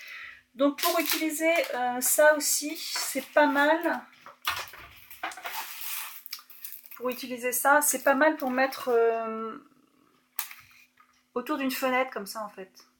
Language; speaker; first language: French; native; French